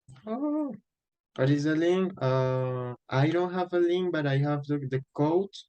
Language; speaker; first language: English; non-native, fluent; Spanish